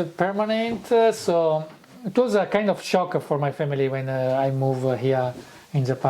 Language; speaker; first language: English; non-native, fluent; Italian